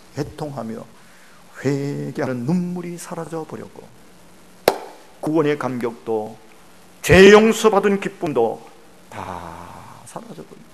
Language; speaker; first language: Korean; native; Korean